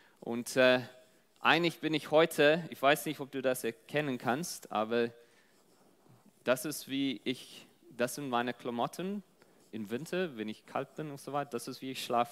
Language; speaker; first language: German; non-native, fluent; English